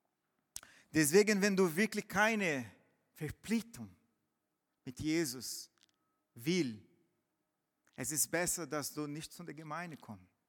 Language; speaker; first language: German; non-native, fluent; Portuguese